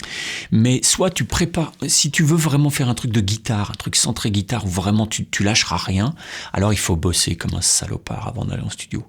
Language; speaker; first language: French; native; French